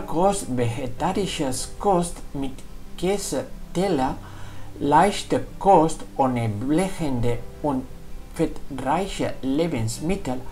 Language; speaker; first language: German; non-native, fluent; Spanish